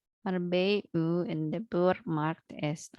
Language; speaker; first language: Dutch; non-native, learner; Indonesian